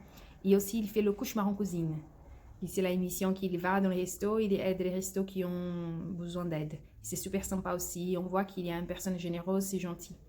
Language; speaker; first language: French; non-native, fluent; Portuguese